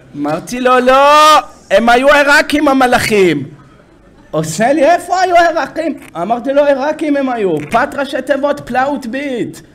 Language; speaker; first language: Hebrew; native; Hebrew